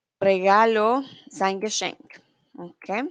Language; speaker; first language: German; non-native, learner; Spanish